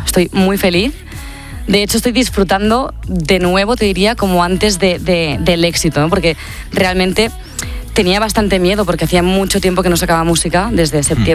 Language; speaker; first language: Spanish; native; Spanish